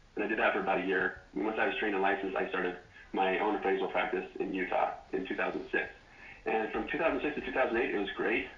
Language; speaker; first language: English; native; English